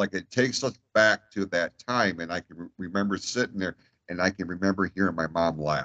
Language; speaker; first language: English; native; English